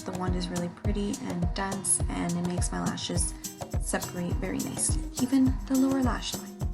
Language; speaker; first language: English; native; English